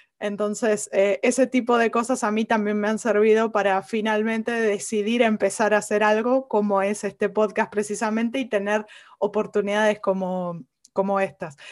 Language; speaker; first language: Spanish; native; Spanish